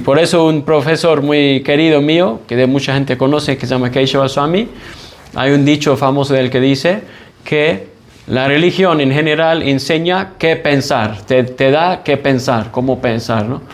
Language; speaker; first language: Spanish; non-native, fluent; English